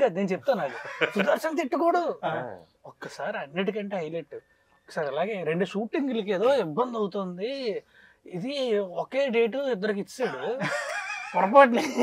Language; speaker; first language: Telugu; native; Telugu